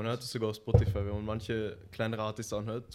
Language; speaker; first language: German; native; German